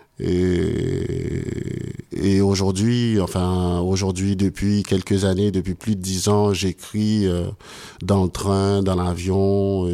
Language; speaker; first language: French; non-native, local second language; Haitian Creole